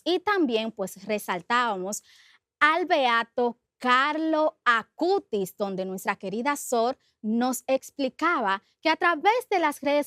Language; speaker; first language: Spanish; native; Spanish